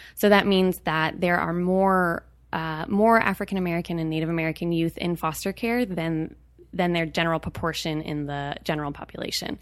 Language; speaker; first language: English; native; English